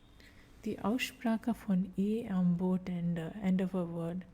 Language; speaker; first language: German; non-native, fluent; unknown